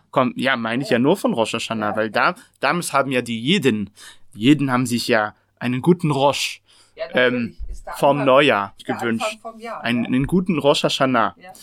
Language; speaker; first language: German; non-native, fluent; Hebrew